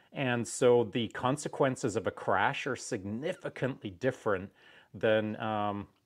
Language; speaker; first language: English; native; English